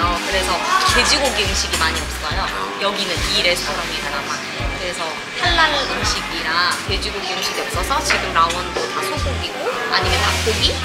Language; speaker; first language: Korean; non-native, local second language; Indonesian